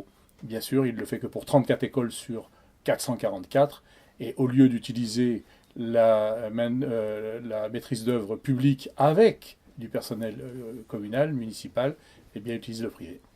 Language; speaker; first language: French; native; French